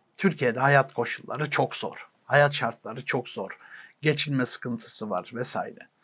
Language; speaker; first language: Turkish; early bilingual, heritage; Turkish